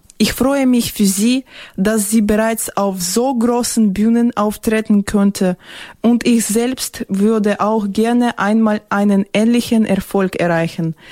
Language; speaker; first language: German; non-native, fluent; Ukrainian